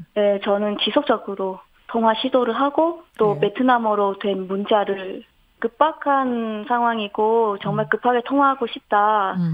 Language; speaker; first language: Korean; non-native, fluent; Vietnamese